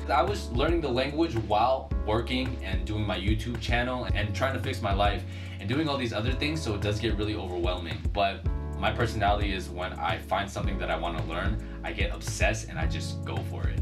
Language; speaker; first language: English; native; English